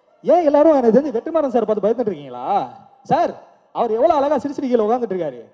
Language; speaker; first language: Tamil; native; Tamil